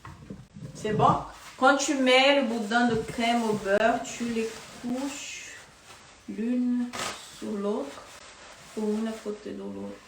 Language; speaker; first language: French; non-native, fluent; Portuguese